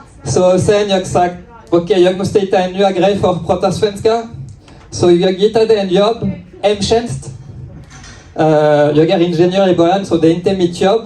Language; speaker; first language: Swedish; non-native, learner; French